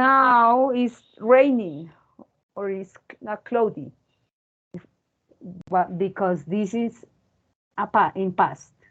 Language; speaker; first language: English; non-native, learner; Spanish